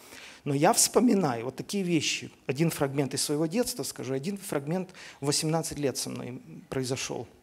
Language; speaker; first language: Russian; native; Russian